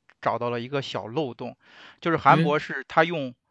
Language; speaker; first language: Chinese; native; Chinese